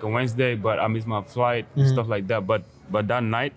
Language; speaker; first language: English; non-native, fluent; Wolof